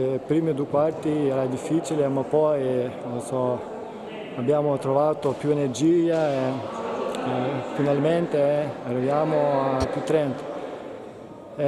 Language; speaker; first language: Italian; non-native, learner; Lithuanian